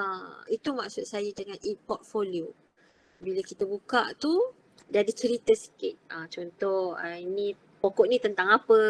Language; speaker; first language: Malay; native; Malay